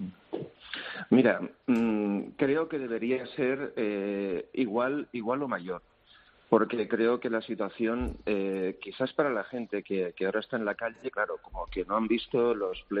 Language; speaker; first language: Spanish; native; Spanish